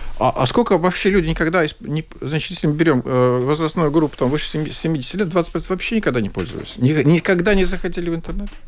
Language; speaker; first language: Russian; non-native, local second language; Latvian